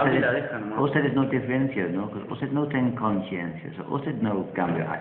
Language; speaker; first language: Spanish; non-native, learner; English